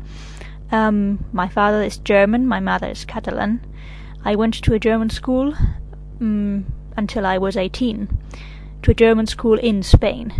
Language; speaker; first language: English; non-native, fluent; Catalan